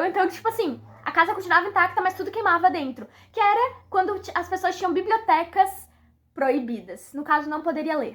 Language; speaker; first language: Portuguese; native; Portuguese